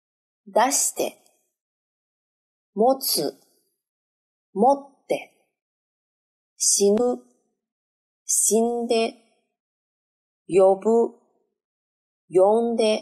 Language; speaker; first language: Japanese; non-native, learner; Chinese